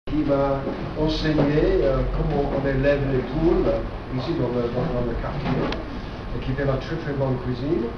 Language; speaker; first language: French; non-native, fluent; English